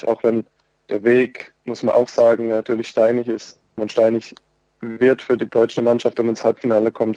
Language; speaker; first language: German; native; German